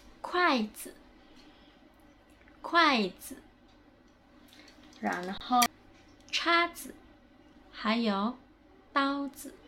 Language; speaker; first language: Chinese; non-native, fluent; Indonesian